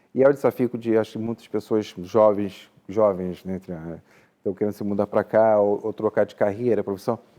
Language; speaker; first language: Portuguese; native; Portuguese